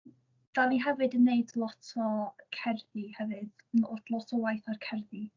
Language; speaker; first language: Welsh; non-native, local second language; English